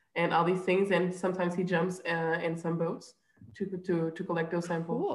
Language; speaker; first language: English; non-native, fluent; Portuguese